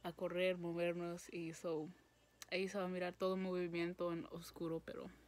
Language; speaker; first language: Spanish; early bilingual, heritage; Spanish